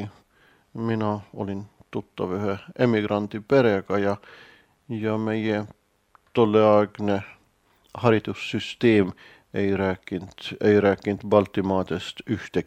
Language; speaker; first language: Estonian; non-native, fluent; Swedish